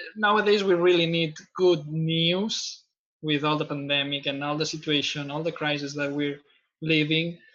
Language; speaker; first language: English; non-native, fluent; Catalan